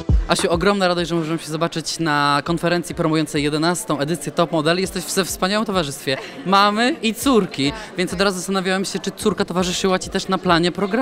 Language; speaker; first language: Polish; native; Polish